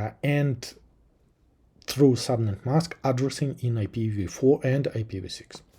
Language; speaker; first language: English; non-native, fluent; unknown